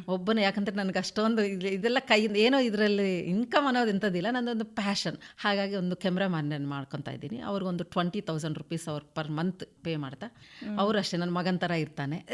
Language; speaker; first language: Kannada; non-native, local second language; Telugu